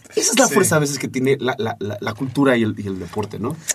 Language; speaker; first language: Spanish; native; Spanish